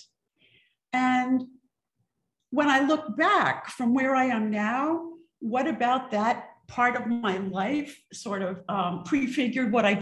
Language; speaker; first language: English; native; English